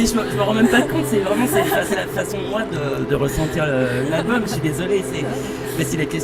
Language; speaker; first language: French; native; French